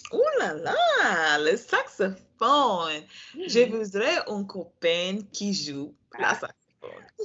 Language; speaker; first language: French; non-native, learner; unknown